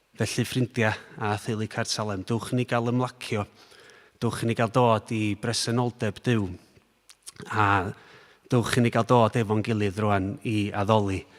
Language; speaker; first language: Welsh; native; Welsh